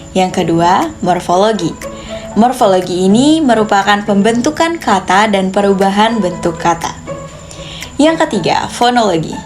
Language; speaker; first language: Indonesian; native; Indonesian